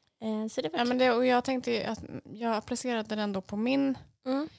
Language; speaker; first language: Swedish; native; Swedish